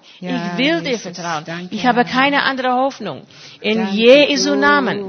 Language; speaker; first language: German; non-native, fluent; English